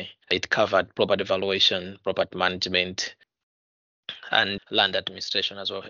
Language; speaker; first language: English; non-native, local second language; Nyanja